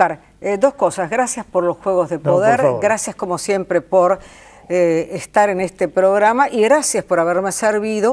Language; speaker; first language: Spanish; native; Spanish